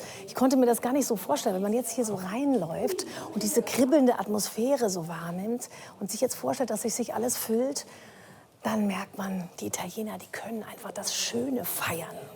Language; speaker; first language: German; native; German